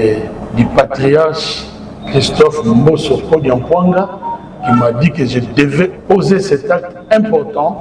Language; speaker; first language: French; non-native, local second language; Lingala